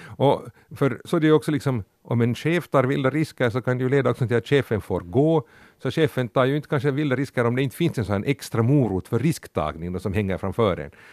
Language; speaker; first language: Swedish; native; Swedish